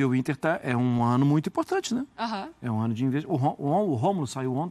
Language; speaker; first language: Portuguese; native; Portuguese